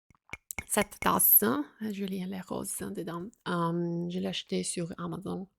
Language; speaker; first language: French; non-native, fluent; Italian